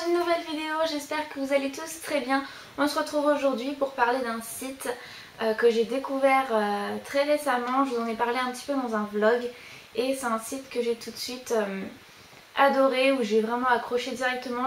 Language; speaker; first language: French; native; French